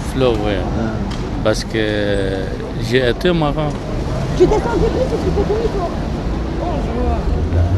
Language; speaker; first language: French; non-native, learner; Arabic